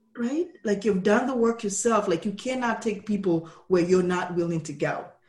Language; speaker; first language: English; non-native, local second language; Kikuyu